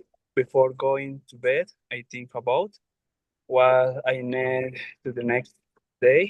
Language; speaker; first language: English; non-native, learner; Spanish